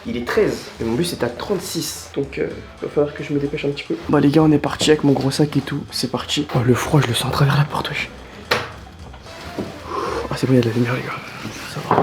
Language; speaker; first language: French; native; French